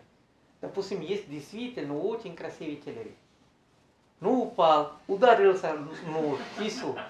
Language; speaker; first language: Russian; non-native, learner; Sinhala